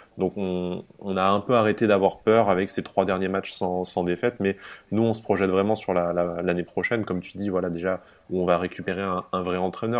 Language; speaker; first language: French; native; French